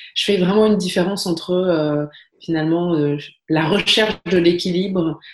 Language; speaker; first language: French; native; French